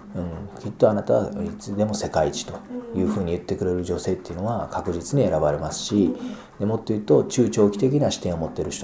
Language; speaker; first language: Japanese; native; Japanese